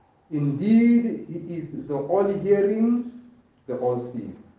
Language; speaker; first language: English; non-native, local second language; Southern Sotho